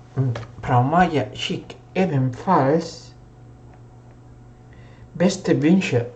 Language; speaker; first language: German; non-native, fluent; Spanish